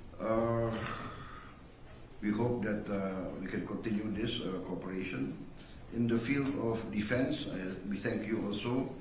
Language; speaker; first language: English; non-native, fluent; Indonesian